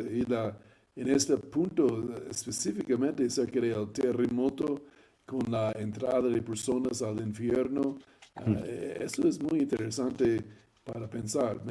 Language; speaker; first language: Spanish; non-native, fluent; English